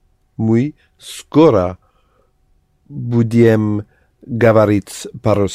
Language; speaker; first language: Russian; non-native, learner; English